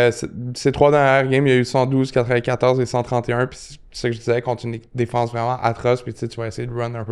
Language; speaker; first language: French; native; French